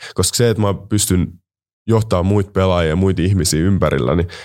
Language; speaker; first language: Finnish; native; Finnish